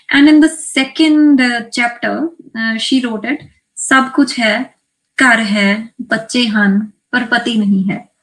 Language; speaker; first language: Punjabi; native; Punjabi